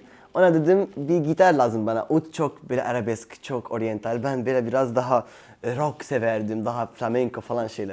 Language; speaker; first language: Turkish; non-native, fluent; Arabic